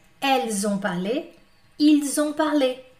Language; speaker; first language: French; non-native, fluent; Portuguese